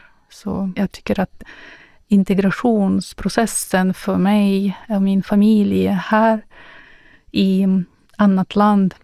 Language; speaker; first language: Swedish; non-native, learner; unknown